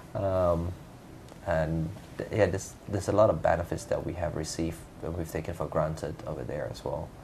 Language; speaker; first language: English; non-native, fluent; Indonesian